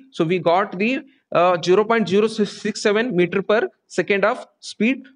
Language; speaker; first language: English; non-native, local second language; Kannada